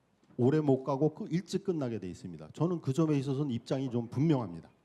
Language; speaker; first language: Korean; native; Korean